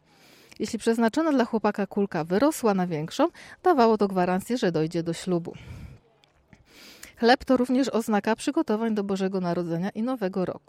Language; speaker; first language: Polish; native; Polish